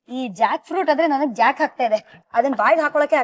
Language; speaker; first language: Kannada; native; Kannada